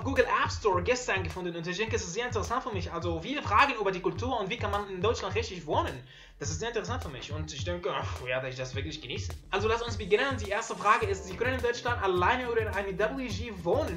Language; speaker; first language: German; non-native, learner; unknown